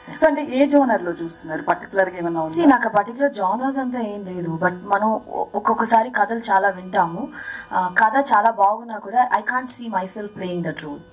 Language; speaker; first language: Telugu; early bilingual, heritage; Telugu